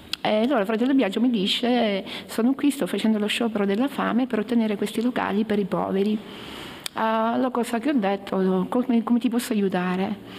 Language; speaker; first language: Italian; native; Italian